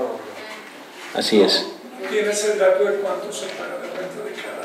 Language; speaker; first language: Spanish; native; Spanish